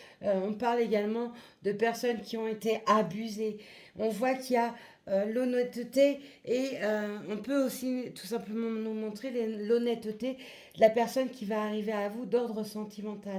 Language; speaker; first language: French; native; French